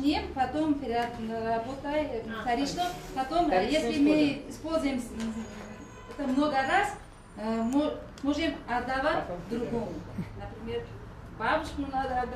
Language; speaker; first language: Russian; non-native, learner; Persian